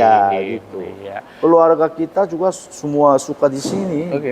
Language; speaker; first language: Indonesian; non-native, learner; Korean